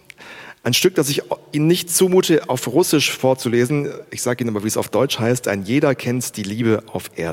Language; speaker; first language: German; native; German